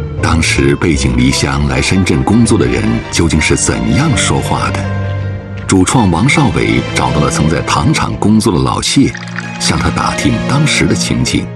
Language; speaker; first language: Chinese; native; Chinese